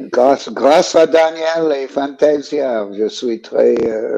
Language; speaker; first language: French; non-native, learner; English